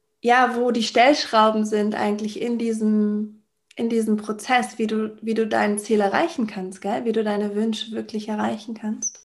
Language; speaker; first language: German; native; German